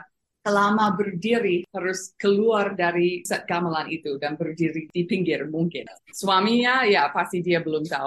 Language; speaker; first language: Indonesian; non-native, fluent; English